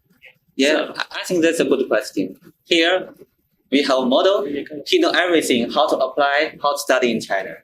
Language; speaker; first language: English; non-native, learner; Chinese